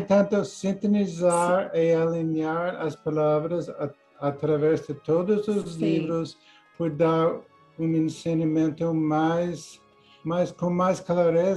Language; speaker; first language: Portuguese; non-native, learner; English